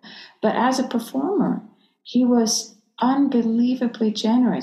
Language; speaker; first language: English; native; English